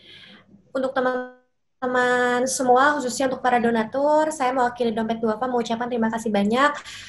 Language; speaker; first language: Indonesian; native; Indonesian